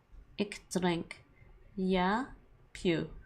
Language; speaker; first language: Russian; non-native, learner; English